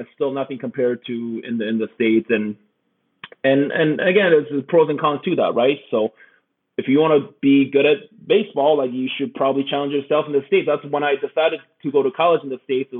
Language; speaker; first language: English; early bilingual, other home language; Korean